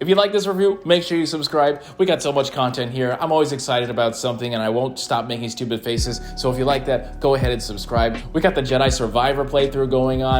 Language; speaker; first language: English; native; English